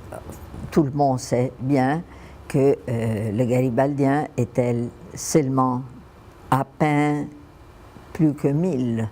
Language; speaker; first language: French; non-native, fluent; Italian